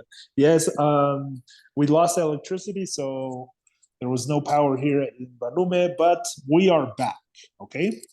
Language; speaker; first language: English; non-native, fluent; Spanish